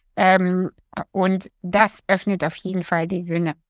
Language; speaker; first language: German; early bilingual, other home language; Russian